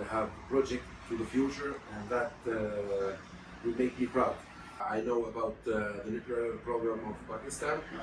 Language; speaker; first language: English; non-native, fluent; Arabic